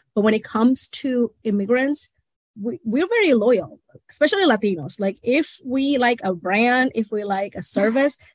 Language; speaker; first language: English; non-native, fluent; Spanish